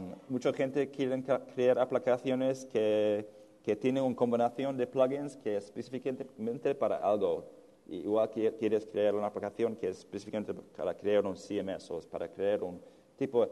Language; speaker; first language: Spanish; non-native, fluent; English